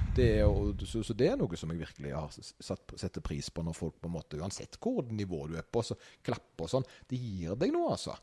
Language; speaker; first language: Norwegian; native; Norwegian